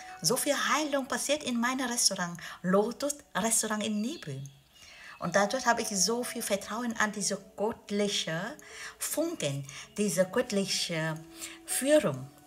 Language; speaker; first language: German; non-native, learner; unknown